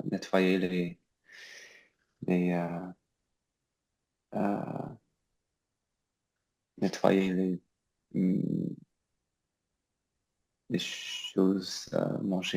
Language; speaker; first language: French; non-native, learner; English